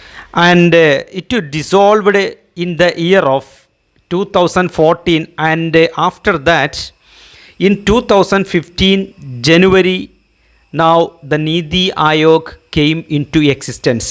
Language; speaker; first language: English; non-native, local second language; Malayalam